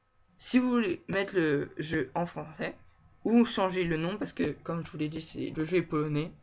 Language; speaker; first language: French; native; French